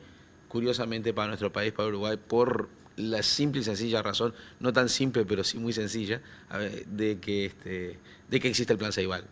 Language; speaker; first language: Spanish; native; Spanish